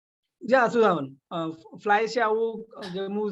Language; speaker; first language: German; non-native, learner; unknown